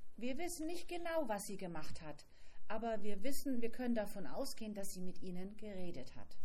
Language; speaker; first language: German; native; German